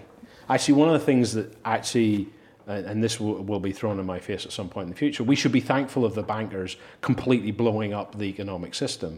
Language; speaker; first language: English; native; English